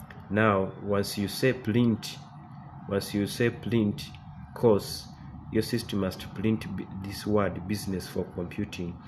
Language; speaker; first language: English; non-native, local second language; Ganda